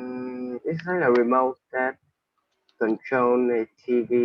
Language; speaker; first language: English; non-native, learner; Vietnamese